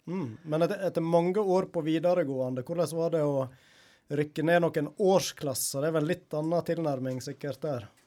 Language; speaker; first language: Norwegian; native; Norwegian